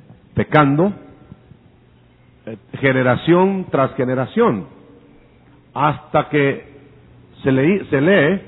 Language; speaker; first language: Spanish; native; Spanish